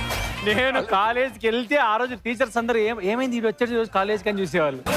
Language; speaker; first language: Telugu; native; Telugu